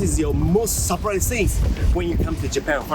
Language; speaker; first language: English; non-native, learner; Japanese